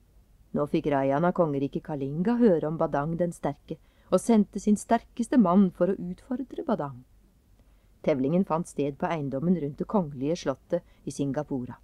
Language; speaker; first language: Norwegian; native; Norwegian